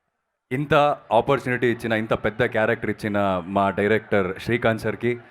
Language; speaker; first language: Telugu; non-native, fluent; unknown